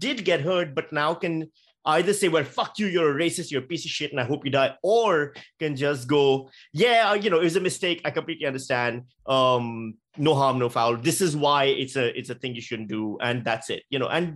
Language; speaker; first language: English; non-native, local second language; Urdu